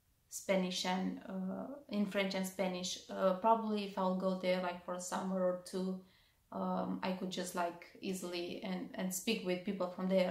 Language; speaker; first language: English; non-native, fluent; Romanian